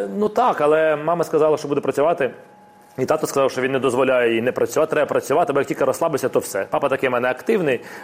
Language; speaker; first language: Ukrainian; non-native, local second language; Russian